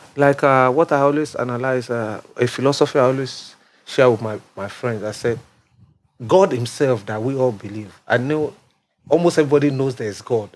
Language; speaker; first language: English; non-native, local second language; Yoruba